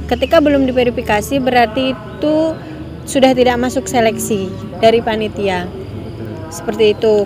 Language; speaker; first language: Indonesian; non-native, local second language; Banjar